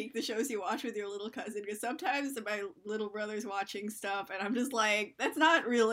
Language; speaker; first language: English; native; English